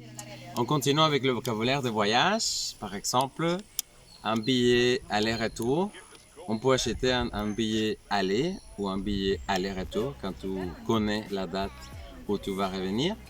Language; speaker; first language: French; non-native, fluent; Spanish